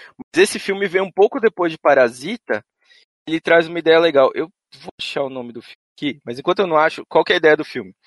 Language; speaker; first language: Portuguese; native; Portuguese